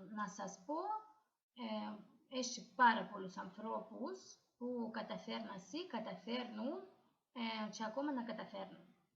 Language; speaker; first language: Greek; non-native, learner; Russian